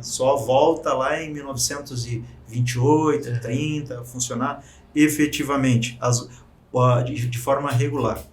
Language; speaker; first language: Portuguese; native; Portuguese